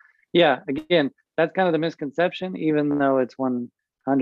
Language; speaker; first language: English; native; English